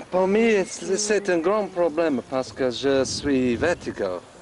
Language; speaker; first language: French; non-native, learner; English